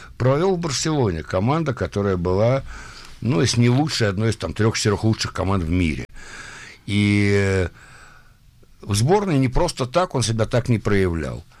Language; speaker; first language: Russian; early bilingual, heritage; Russian